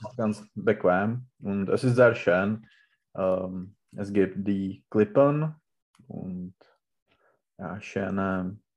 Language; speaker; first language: German; non-native, learner; Czech